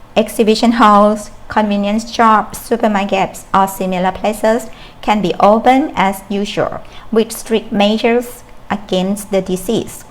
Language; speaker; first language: English; non-native, fluent; Thai